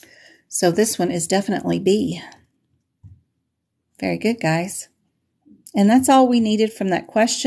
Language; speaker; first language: English; native; English